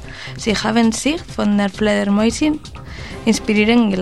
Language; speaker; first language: German; non-native, learner; Spanish